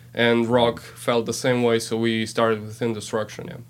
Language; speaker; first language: English; non-native, fluent; Slovenian